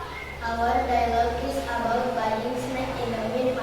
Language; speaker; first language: English; non-native, learner; Indonesian